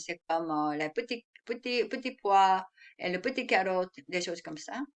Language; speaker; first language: French; non-native, fluent; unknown